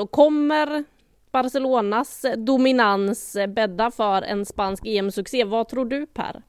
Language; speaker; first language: Swedish; native; Swedish